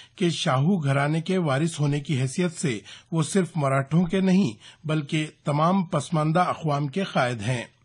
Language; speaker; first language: Urdu; native; Urdu